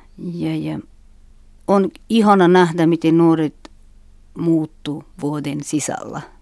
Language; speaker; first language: Finnish; non-native, fluent; Uzbek